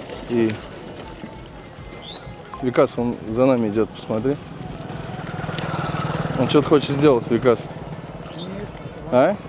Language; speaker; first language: Russian; native; Russian